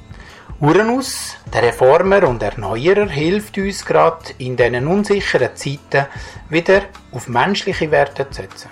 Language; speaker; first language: German; native; German